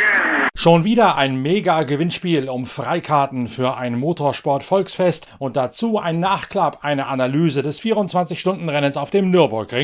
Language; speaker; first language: German; native; German